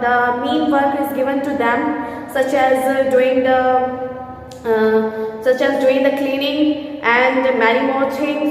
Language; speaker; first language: English; non-native, local second language; Hindi